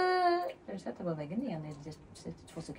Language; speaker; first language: Swedish; native; Swedish